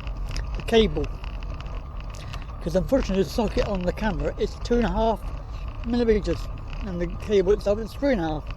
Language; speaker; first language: English; native; English